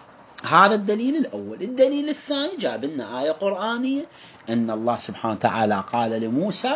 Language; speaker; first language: Arabic; native; Arabic